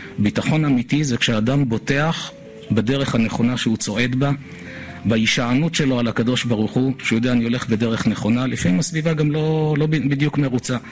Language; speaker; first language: Hebrew; native; Hebrew